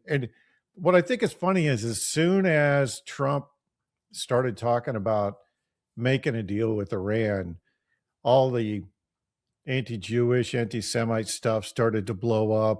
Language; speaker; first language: English; native; English